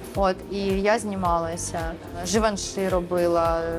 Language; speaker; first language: Ukrainian; early bilingual, other home language; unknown